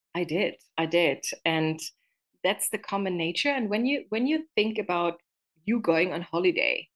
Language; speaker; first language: English; non-native, fluent; German